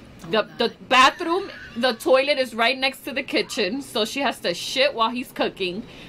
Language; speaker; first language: English; early bilingual, other home language; Spanish